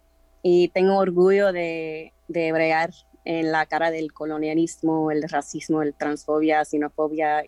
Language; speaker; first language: Spanish; early bilingual, heritage; Spanish